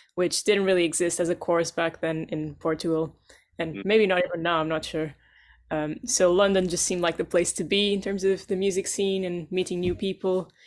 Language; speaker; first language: English; non-native, fluent; Portuguese